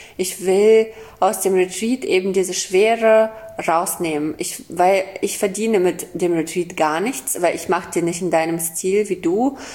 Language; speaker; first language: German; early bilingual, other home language; Russian